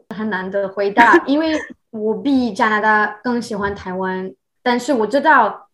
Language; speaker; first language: Chinese; non-native, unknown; French